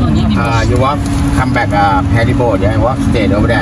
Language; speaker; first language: English; non-native, learner; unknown